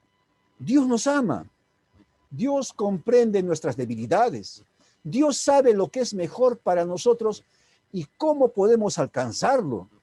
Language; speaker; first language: Spanish; native; Spanish